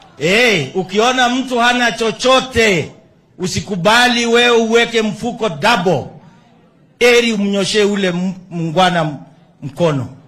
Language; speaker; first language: Swahili; non-native, local second language; Kalenjin